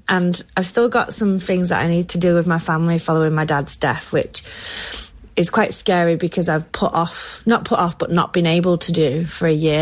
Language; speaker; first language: English; native; English